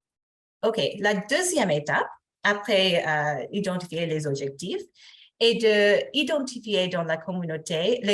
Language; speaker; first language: French; non-native, fluent; English